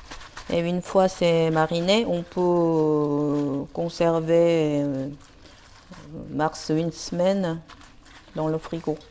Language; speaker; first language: French; non-native, fluent; Korean